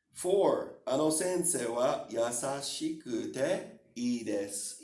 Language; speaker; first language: Japanese; non-native, fluent; English